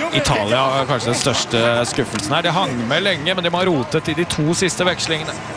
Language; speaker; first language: Norwegian; native; Norwegian